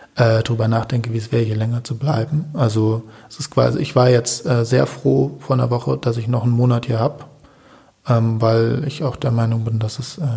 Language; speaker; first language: German; native; German